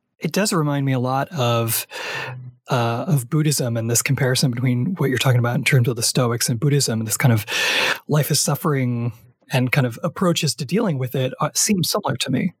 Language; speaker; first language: English; native; English